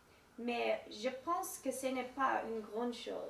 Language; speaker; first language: French; non-native, learner; English